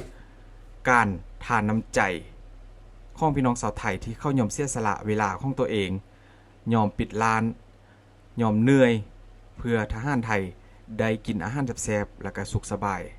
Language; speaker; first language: Thai; non-native, local second language; Northeastern Thai